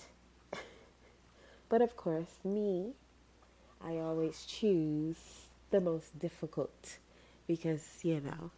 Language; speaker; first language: English; native; English